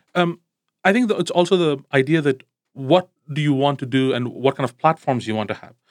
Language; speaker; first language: English; non-native, local second language; Tamil